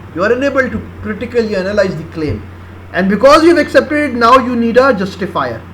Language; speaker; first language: English; non-native, local second language; Urdu